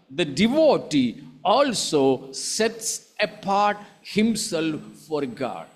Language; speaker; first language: English; non-native, local second language; Hindi